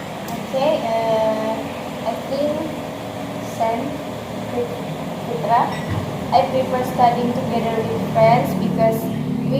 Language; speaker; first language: English; non-native, fluent; Indonesian